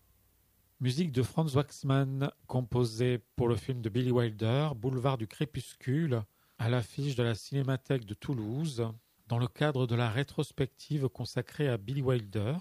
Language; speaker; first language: French; native; French